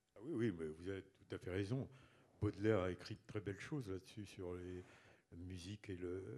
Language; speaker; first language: French; native; French